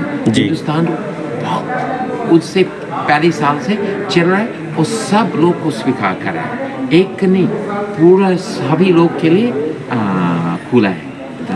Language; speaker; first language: Hindi; non-native, fluent; English